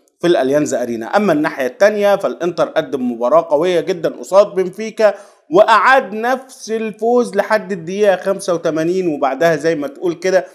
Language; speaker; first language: Arabic; native; Arabic